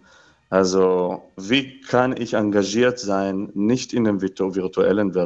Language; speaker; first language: German; non-native, fluent; Hebrew